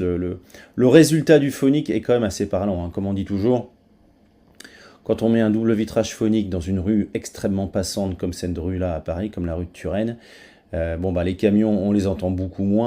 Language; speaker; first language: French; native; French